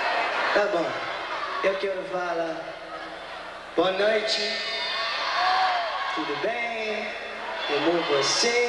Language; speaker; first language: Portuguese; non-native, learner; English